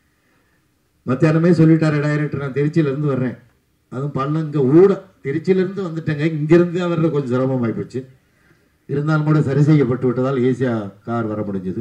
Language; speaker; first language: Tamil; native; Tamil